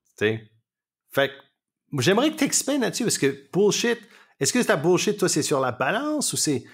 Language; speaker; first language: French; native; French